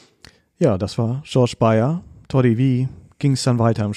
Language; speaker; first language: German; native; German